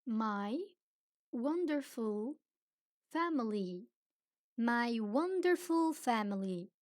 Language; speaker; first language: English; non-native, fluent; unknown